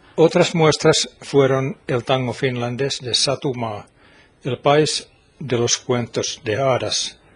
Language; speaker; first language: Spanish; non-native, fluent; Finnish